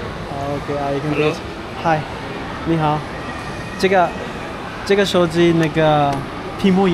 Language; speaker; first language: Chinese; non-native, learner; Bangla